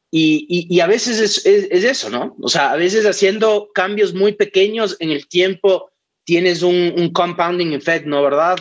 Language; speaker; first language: Spanish; native; Spanish